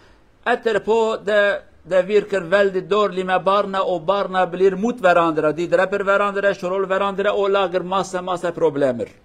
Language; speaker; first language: Swedish; non-native, learner; Kurdish